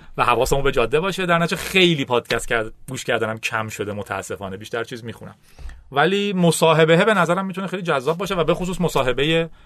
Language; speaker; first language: Persian; native; Persian